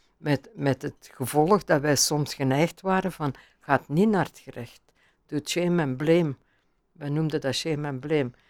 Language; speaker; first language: Dutch; native; Dutch